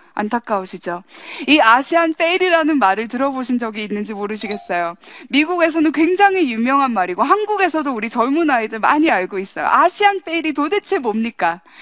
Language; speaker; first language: Korean; early bilingual, heritage; English